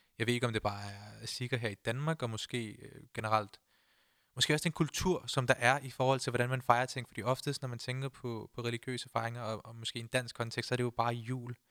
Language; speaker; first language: Danish; early bilingual, other home language; Punjabi